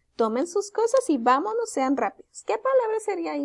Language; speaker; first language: Spanish; native; Spanish